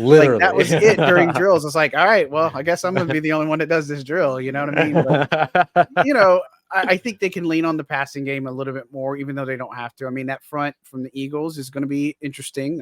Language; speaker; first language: English; native; English